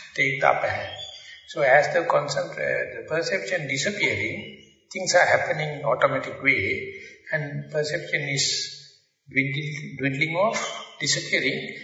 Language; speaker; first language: English; non-native, local second language; Sinhala